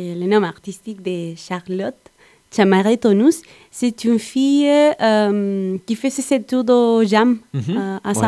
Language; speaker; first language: French; non-native, learner; Spanish